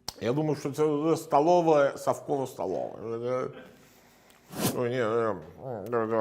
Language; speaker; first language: Ukrainian; non-native, learner; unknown